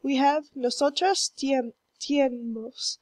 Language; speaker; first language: Spanish; non-native, learner; English